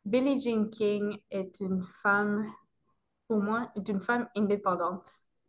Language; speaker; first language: French; non-native, local second language; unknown